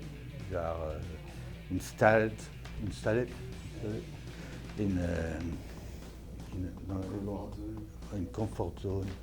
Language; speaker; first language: English; non-native, learner; French